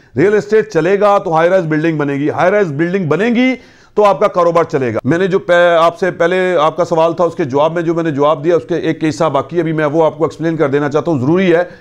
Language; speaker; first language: Urdu; non-native, local second language; Punjabi